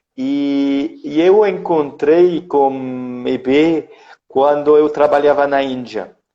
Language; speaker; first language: Portuguese; non-native, fluent; French